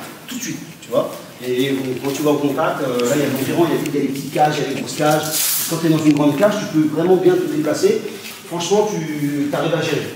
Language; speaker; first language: French; native; French